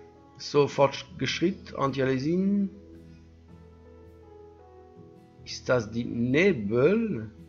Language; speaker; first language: German; non-native, learner; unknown